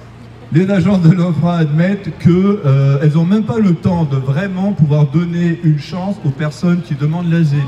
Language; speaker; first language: French; native; French